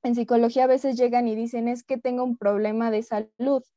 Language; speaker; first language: Spanish; native; Spanish